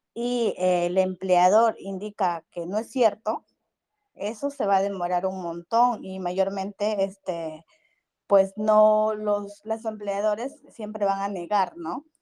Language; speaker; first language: Spanish; native; Spanish